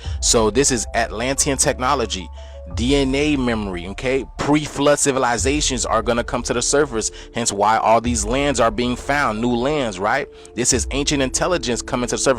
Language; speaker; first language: English; native; English